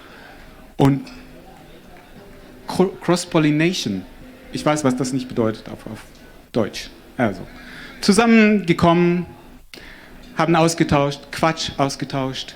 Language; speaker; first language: German; non-native, fluent; Arabic